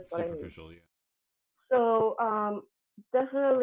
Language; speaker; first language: English; non-native, fluent; Spanish